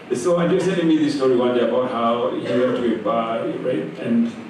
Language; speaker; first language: English; non-native, local second language; Kikuyu